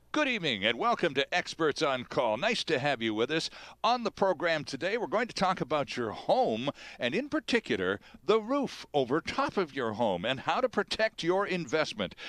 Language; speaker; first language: English; native; English